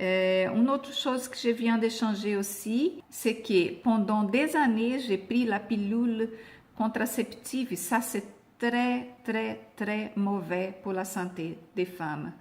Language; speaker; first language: French; non-native, fluent; Portuguese